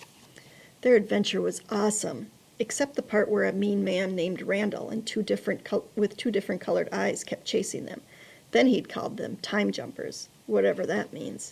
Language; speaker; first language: English; native; English